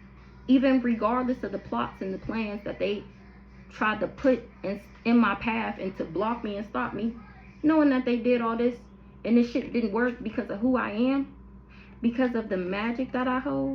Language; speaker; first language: English; native; English